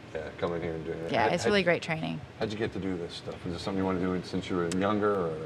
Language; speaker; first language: English; native; English